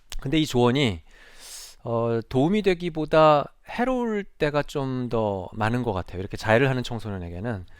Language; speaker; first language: Korean; native; Korean